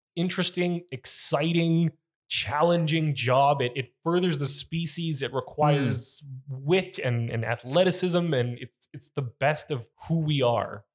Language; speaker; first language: English; native; English